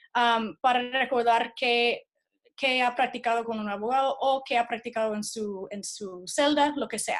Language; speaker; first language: Spanish; non-native, fluent; English